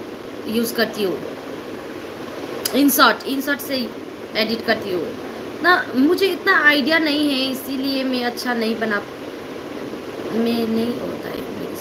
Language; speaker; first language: Hindi; non-native, learner; Nepali